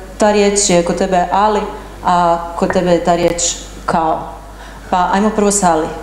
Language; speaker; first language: Croatian; native; Croatian